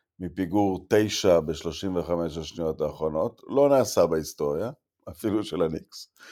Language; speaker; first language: Hebrew; native; Hebrew